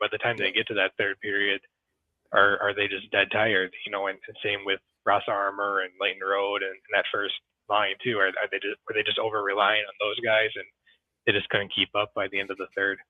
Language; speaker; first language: English; native; English